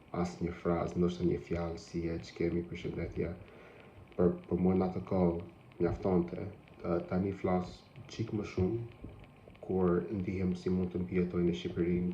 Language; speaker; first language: Albanian; non-native, learner; English